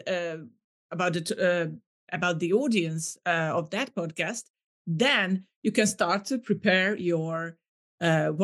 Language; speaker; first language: English; non-native, fluent; Hungarian